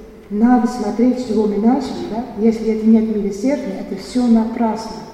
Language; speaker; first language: Russian; non-native, fluent; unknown